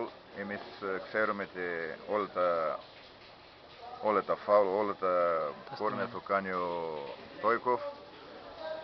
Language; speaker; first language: Greek; non-native, learner; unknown